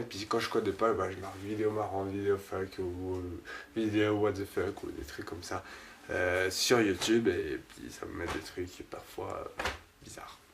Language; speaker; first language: French; native; French